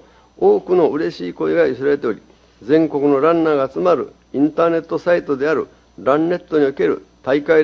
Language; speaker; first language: Japanese; native; Japanese